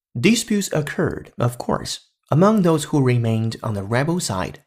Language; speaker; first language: English; non-native, fluent; Chinese